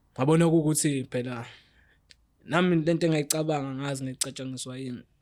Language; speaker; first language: Zulu; native; Zulu